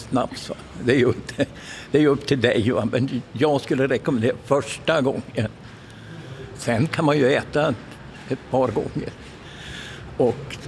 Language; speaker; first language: Swedish; native; Swedish